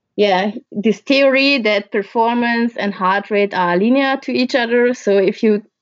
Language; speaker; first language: English; early bilingual, other home language; Hungarian